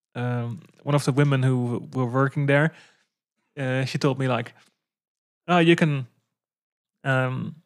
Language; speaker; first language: English; non-native, fluent; Dutch